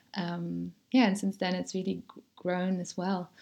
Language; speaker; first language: English; non-native, fluent; German